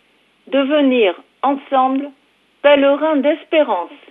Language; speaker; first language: French; native; French